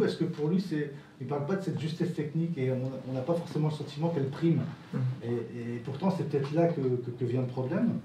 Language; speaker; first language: French; native; French